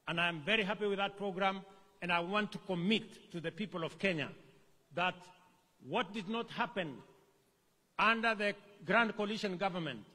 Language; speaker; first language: English; non-native, local second language; Kalenjin